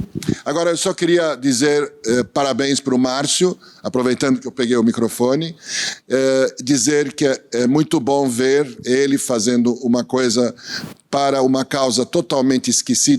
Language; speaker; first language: Portuguese; early bilingual, other home language; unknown